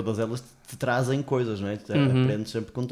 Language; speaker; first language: Portuguese; native; Portuguese